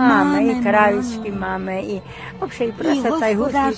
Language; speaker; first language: Czech; early bilingual, heritage; Czech